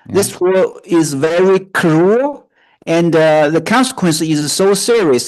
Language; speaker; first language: English; non-native, fluent; Chinese